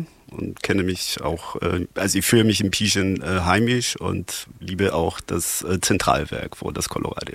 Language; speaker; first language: German; non-native, fluent; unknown